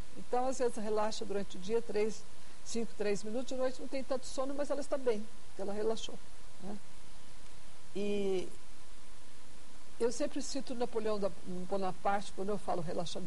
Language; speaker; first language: Portuguese; native; Portuguese